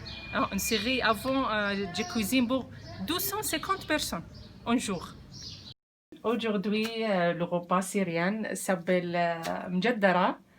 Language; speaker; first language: French; non-native, learner; Arabic